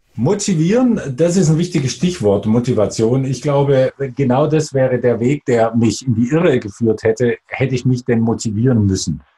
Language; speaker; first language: German; native; German